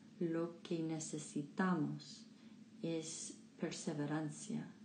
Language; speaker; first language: Spanish; non-native, learner; English